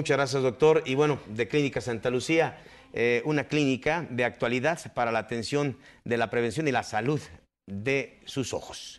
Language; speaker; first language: Spanish; native; Spanish